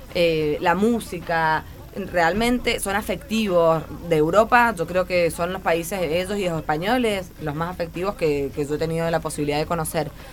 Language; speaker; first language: Spanish; native; Spanish